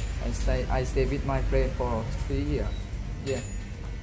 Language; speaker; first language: English; non-native, learner; Thai